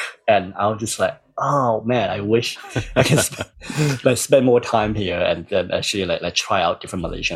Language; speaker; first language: English; non-native, local second language; Cantonese